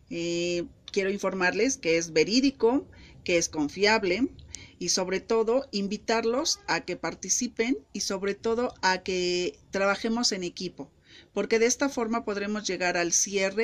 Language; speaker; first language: Spanish; native; Spanish